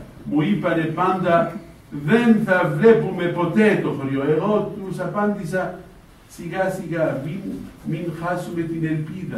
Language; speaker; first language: Greek; non-native, fluent; Arabic